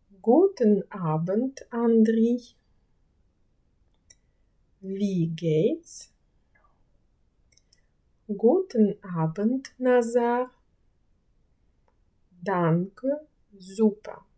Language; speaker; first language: German; non-native, fluent; Ukrainian